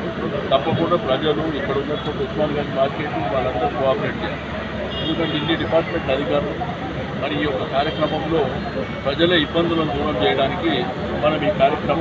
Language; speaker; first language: Telugu; native; Telugu